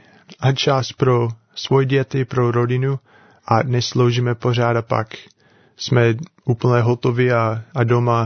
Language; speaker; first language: Czech; non-native, learner; English